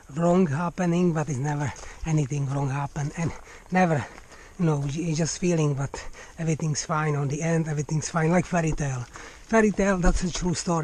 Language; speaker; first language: English; non-native, fluent; Czech